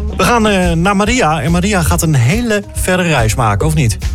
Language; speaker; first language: Dutch; native; Dutch